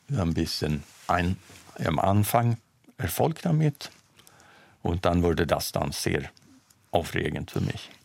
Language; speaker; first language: German; non-native, fluent; Swedish